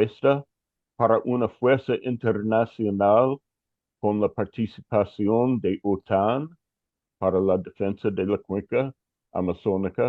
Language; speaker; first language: Spanish; non-native, fluent; English